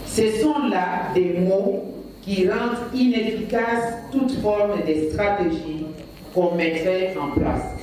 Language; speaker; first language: French; non-native, local second language; Lingala